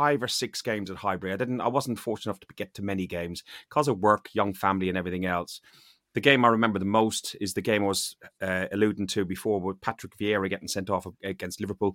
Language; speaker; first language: English; native; English